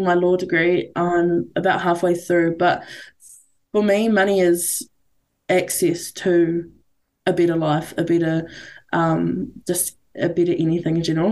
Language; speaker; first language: English; native; English